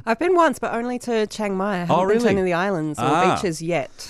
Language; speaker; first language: English; native; English